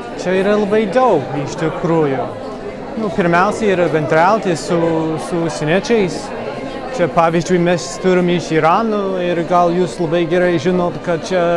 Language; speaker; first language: Lithuanian; non-native, fluent; English